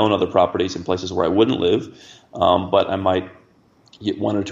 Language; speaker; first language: English; native; English